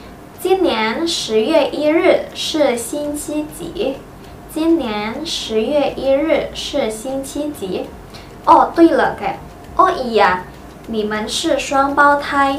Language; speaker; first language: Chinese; non-native, fluent; Indonesian